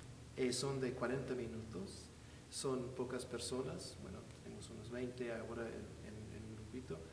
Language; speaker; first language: Spanish; non-native, fluent; English